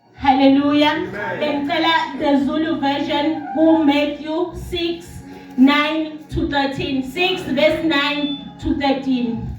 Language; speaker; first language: Zulu; non-native, local second language; Swati